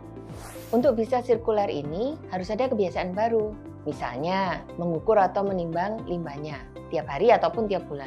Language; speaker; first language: Indonesian; native; Indonesian